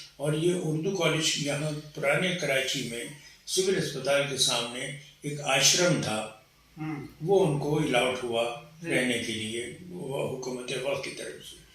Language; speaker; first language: Urdu; native; Urdu